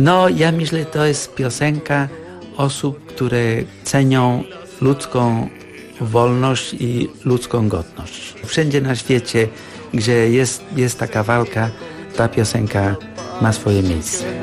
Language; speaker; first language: Polish; non-native, fluent; Catalan